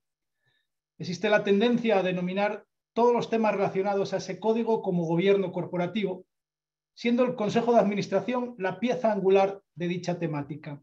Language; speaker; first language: Spanish; native; Spanish